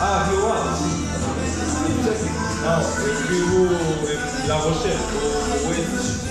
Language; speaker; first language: Portuguese; non-native, learner; French